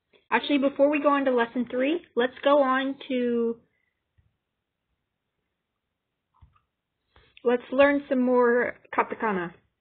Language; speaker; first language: English; native; English